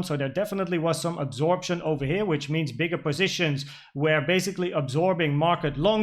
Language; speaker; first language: English; non-native, fluent; Dutch